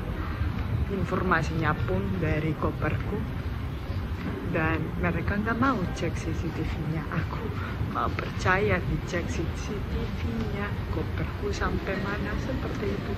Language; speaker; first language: Indonesian; non-native, fluent; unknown